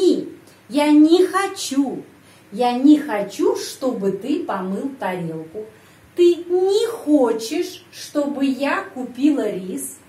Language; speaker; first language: Russian; early bilingual, heritage; Russian